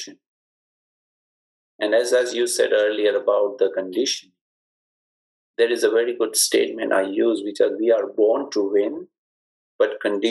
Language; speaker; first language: English; non-native, local second language; Urdu